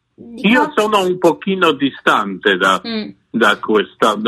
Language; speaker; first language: Italian; non-native, fluent; Polish